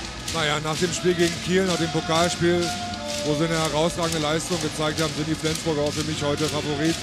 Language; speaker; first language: German; native; German